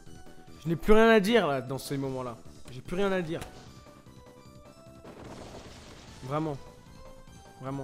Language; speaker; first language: French; native; French